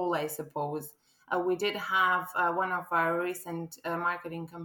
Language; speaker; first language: English; non-native, fluent; Croatian